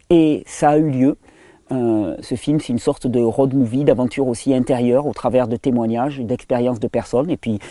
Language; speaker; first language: French; native; French